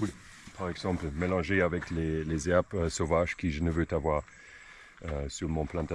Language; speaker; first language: French; non-native, fluent; German